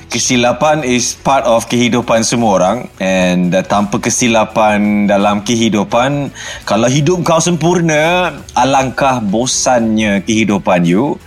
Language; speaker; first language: Malay; early bilingual, other home language; German